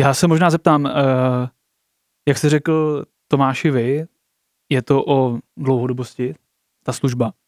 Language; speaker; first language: Czech; native; Czech